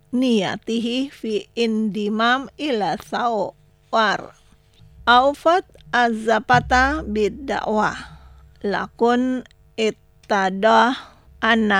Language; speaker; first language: Arabic; non-native, learner; Indonesian